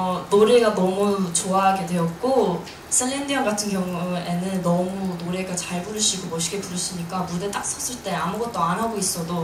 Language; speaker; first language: Korean; early bilingual, heritage; Korean